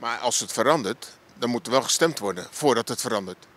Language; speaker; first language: Dutch; native; Dutch